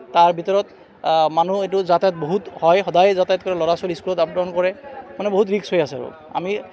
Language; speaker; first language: Assamese; native; Assamese